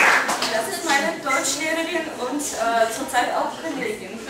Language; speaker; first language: German; non-native, fluent; Russian